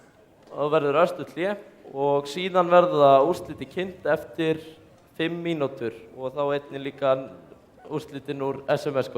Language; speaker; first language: Icelandic; native; Icelandic